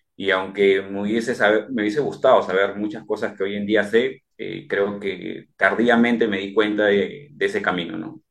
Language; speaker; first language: Spanish; native; Spanish